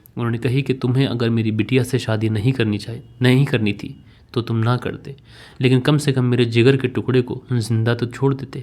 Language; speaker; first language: Hindi; native; Hindi